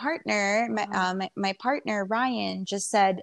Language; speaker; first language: English; non-native, local second language; Filipino